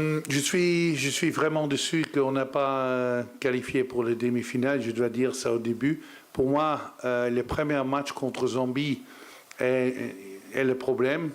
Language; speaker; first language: French; non-native, learner; Dutch